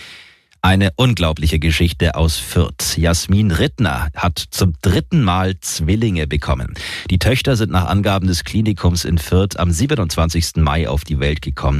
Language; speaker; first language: German; native; German